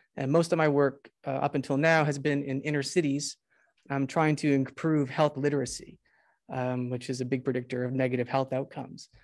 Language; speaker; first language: English; native; English